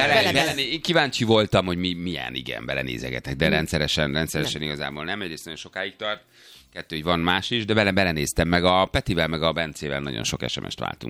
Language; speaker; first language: Hungarian; native; Hungarian